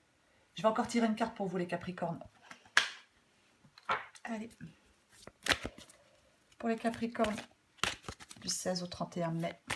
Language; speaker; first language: French; native; French